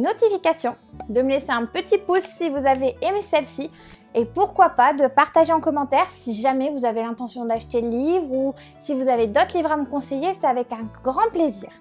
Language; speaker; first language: French; native; French